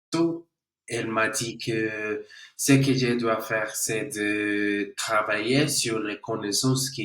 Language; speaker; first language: French; non-native, learner; Spanish